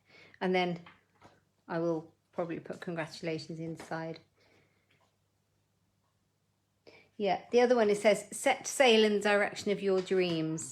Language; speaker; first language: English; native; English